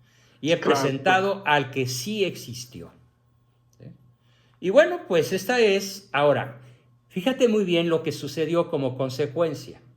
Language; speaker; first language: Spanish; native; Spanish